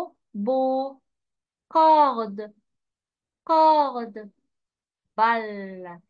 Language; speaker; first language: French; non-native, fluent; Arabic